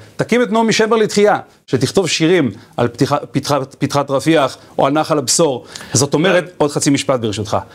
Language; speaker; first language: Hebrew; native; Hebrew